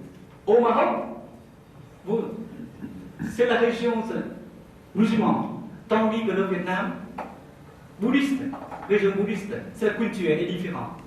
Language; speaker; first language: French; non-native, fluent; Vietnamese